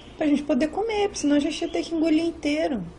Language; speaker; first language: Portuguese; native; Portuguese